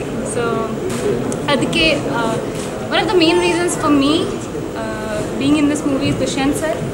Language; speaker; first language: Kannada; non-native, learner; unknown